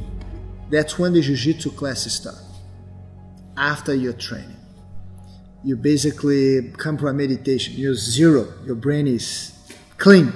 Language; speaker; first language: English; non-native, fluent; Portuguese